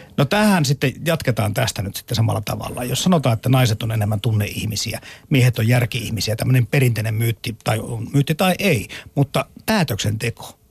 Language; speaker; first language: Finnish; native; Finnish